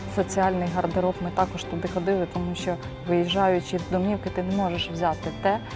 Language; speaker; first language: Ukrainian; native; Ukrainian